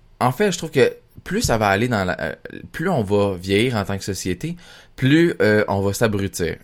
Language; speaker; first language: French; native; French